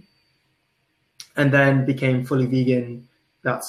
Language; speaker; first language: English; non-native, local second language; Cantonese